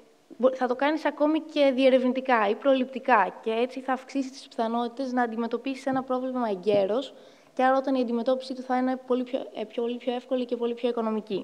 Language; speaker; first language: Greek; native; Greek